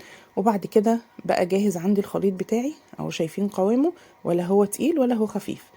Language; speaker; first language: Arabic; native; Arabic